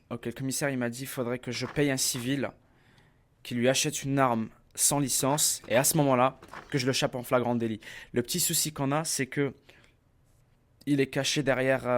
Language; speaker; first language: French; native; French